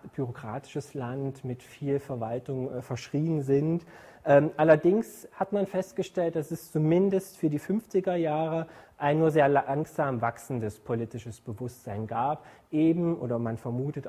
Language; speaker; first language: German; native; German